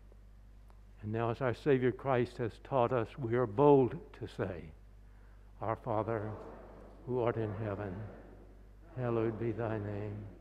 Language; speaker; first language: English; native; English